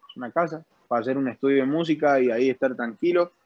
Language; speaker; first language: Spanish; native; Spanish